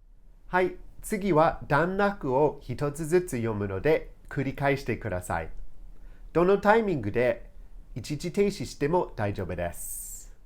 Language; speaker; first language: Japanese; non-native, fluent; English